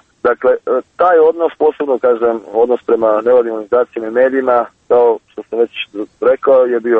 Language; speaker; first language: Serbian; native; Serbian